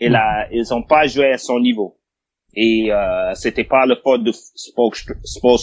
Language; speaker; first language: French; non-native, fluent; English